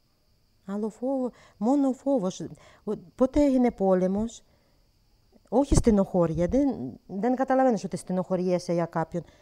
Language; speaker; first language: Greek; non-native, learner; Ukrainian